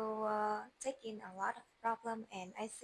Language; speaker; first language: English; non-native, learner; Vietnamese